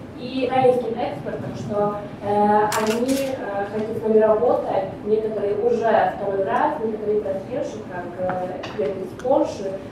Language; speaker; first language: Russian; non-native, learner; Polish